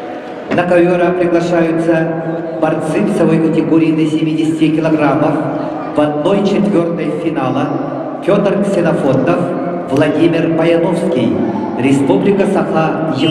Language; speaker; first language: Russian; native; Russian